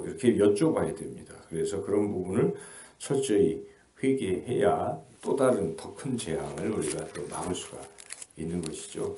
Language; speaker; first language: Korean; native; Korean